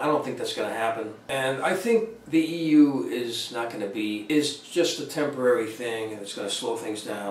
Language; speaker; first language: English; native; English